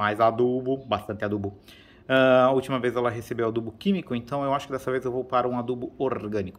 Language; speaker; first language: Portuguese; native; Portuguese